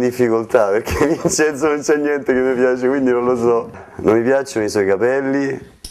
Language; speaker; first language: Italian; native; Italian